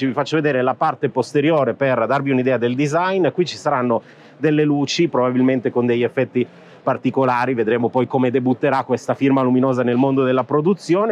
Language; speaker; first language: Italian; native; Italian